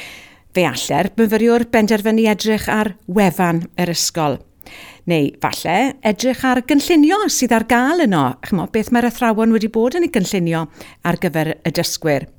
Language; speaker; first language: Welsh; native; Welsh